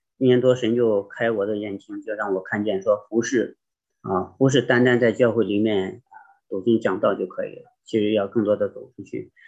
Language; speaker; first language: Chinese; native; Chinese